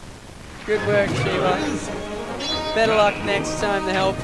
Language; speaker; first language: English; native; English